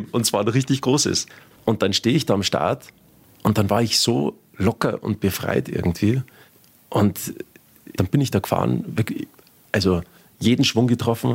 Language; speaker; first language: German; native; German